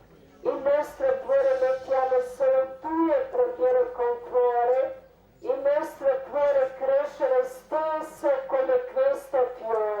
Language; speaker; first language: Italian; non-native, learner; Croatian